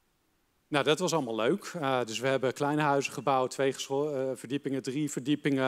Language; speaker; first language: Dutch; native; Dutch